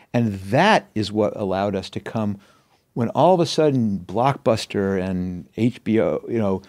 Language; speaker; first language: English; native; English